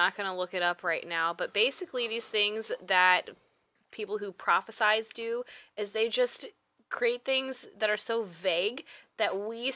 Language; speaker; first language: English; native; English